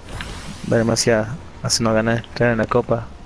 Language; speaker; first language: Spanish; native; Spanish